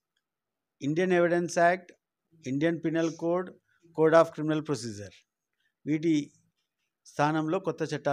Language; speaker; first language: Telugu; native; Telugu